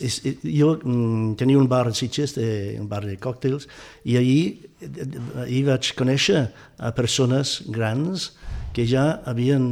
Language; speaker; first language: Catalan; non-native, fluent; English